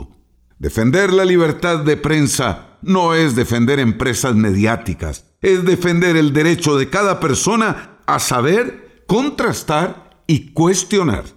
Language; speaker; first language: Spanish; native; Spanish